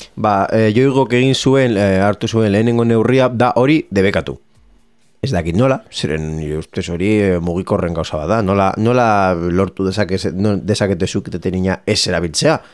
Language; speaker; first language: Basque; non-native, local second language; Spanish